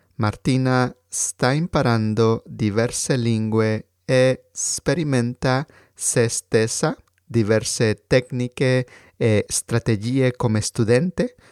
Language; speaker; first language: Italian; non-native, fluent; Spanish